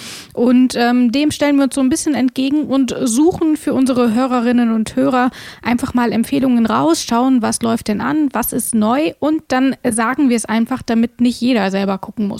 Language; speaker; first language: German; native; German